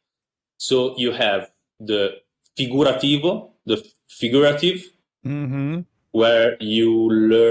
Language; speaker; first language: English; non-native, fluent; Italian